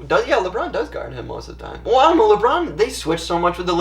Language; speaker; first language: English; native; English